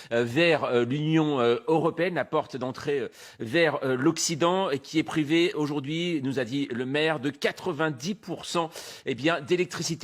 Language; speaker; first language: French; native; French